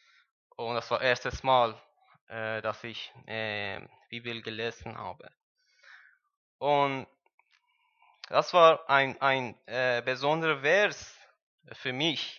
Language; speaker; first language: German; non-native, learner; Persian